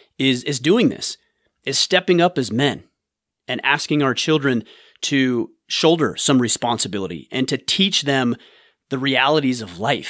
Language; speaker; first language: English; native; English